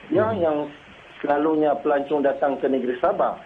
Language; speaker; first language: Malay; native; Malay